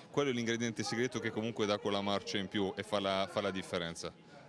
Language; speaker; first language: Italian; native; Italian